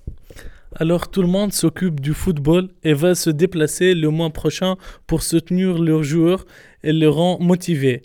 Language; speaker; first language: French; non-native, fluent; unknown